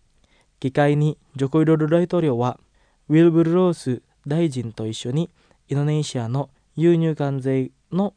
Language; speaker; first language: Japanese; non-native, fluent; Indonesian